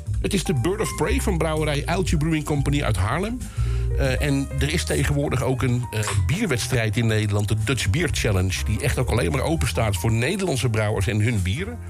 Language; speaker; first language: Dutch; native; Dutch